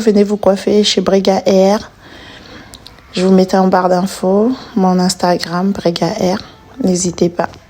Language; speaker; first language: French; native; French